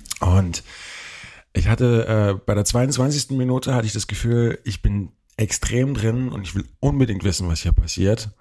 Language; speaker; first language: German; native; German